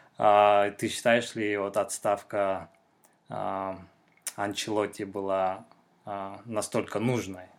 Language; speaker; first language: Russian; non-native, local second language; Kyrgyz